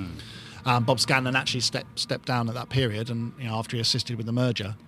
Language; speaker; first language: English; native; English